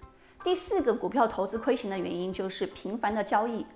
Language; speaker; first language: Chinese; native; Chinese